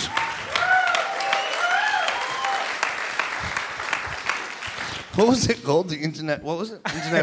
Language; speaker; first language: English; native; English